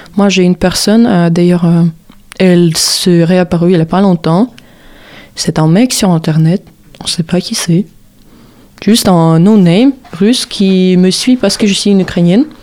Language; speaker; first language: French; non-native, fluent; Russian